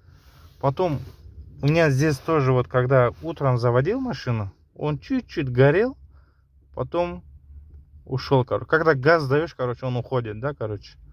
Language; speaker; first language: Russian; non-native, local second language; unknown